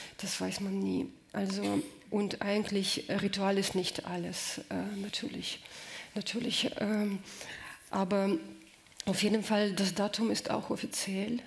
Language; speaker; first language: German; non-native, fluent; Russian